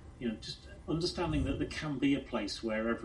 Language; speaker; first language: English; native; English